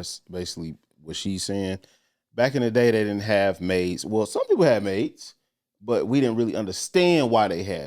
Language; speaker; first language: English; native; English